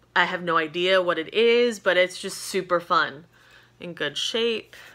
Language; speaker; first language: English; native; English